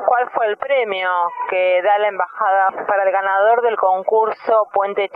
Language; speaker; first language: Spanish; native; Spanish